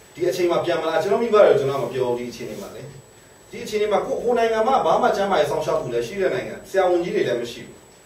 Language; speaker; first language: Burmese; non-native, local second language; Hakha Chin